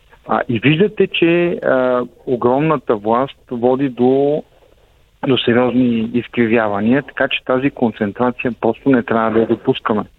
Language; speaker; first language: Bulgarian; native; Bulgarian